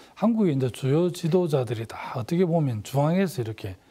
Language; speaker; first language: Korean; native; Korean